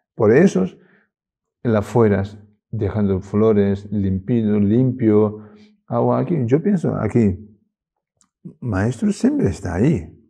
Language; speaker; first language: Spanish; non-native, learner; Tibetan